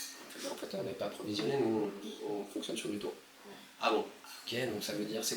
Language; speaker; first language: French; native; French